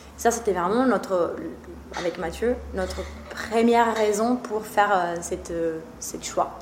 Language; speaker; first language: French; non-native, fluent; Italian